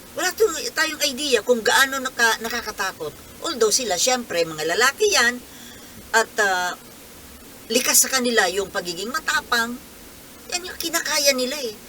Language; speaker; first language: Filipino; non-native, local second language; Bikol